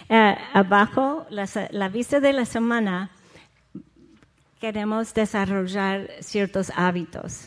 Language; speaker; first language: Spanish; non-native, fluent; English